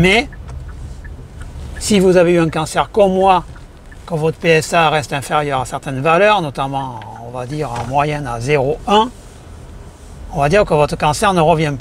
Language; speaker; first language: French; native; French